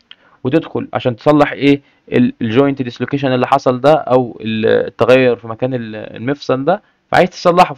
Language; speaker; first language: Arabic; native; Arabic